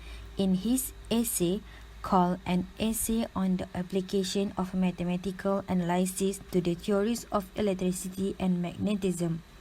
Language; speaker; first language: English; non-native, local second language; Malay